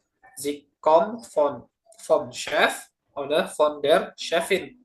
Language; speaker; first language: German; non-native, learner; Indonesian